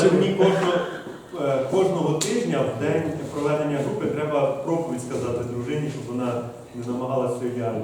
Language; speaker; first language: Ukrainian; native; Ukrainian